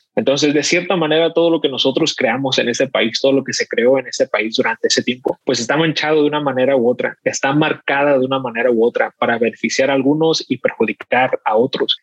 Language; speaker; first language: Spanish; native; Spanish